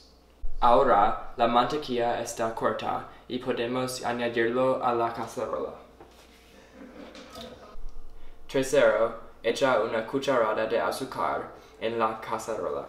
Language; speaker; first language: Spanish; non-native, learner; English